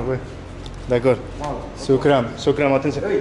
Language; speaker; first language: French; non-native, learner; Spanish